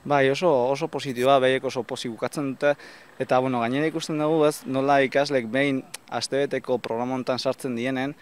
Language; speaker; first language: Basque; native; Basque